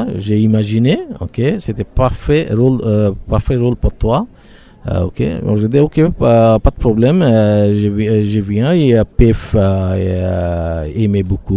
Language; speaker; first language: French; non-native, learner; Bangla